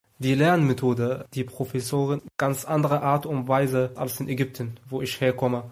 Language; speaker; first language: German; non-native, fluent; Arabic